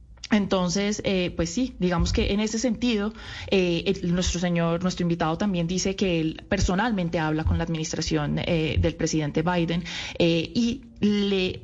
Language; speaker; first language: Spanish; native; Spanish